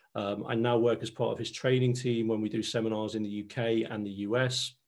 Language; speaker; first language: English; native; English